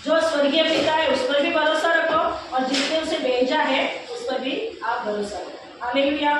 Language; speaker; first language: Hindi; non-native, local second language; Marathi